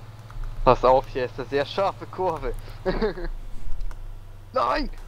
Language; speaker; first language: German; native; German